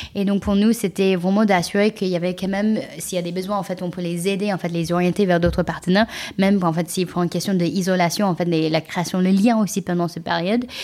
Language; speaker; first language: French; non-native, fluent; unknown